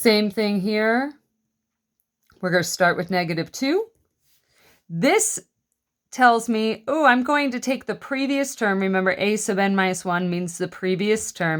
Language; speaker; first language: English; native; English